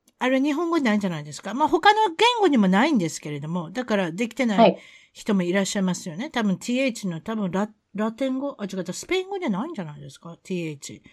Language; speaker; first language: Japanese; native; Japanese